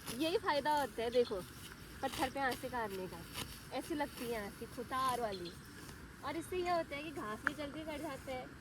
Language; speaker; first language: Hindi; native; Hindi